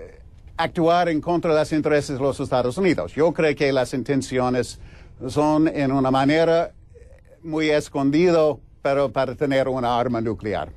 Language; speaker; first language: Spanish; non-native, fluent; English